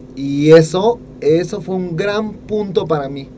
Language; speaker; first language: Spanish; native; Spanish